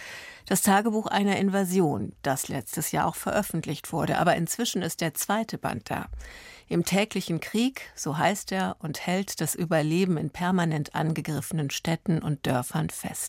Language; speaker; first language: German; native; German